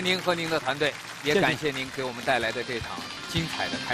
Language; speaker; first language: Chinese; native; Chinese